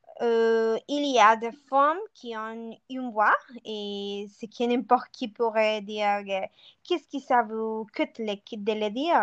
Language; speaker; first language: French; non-native, learner; Spanish